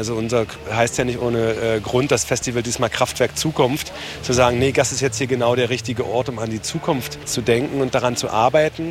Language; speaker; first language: German; native; German